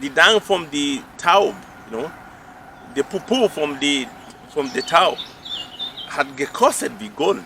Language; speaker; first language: German; non-native, fluent; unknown